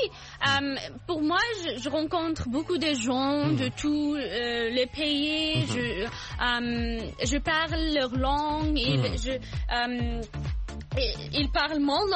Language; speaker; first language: French; non-native, learner; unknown